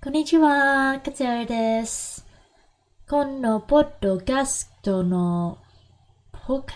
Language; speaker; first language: Japanese; non-native, learner; English